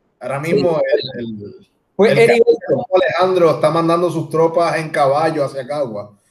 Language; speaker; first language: Spanish; native; Spanish